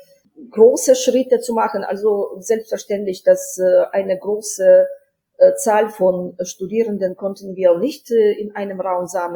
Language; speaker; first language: German; non-native, fluent; Ukrainian